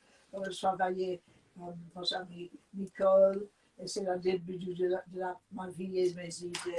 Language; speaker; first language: French; non-native, fluent; English